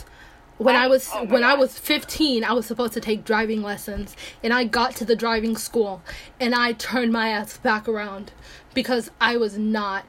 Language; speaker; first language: English; early bilingual, other home language; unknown